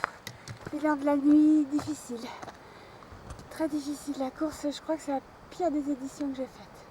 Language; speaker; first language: French; native; French